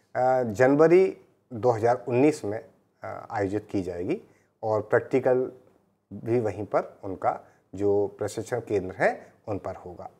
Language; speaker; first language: Hindi; native; Hindi